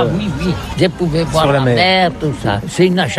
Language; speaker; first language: French; non-native, learner; Catalan